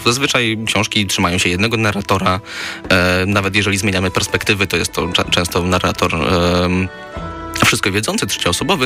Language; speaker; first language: Polish; native; Polish